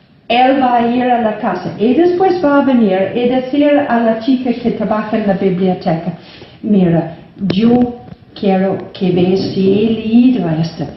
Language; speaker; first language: Spanish; non-native, fluent; English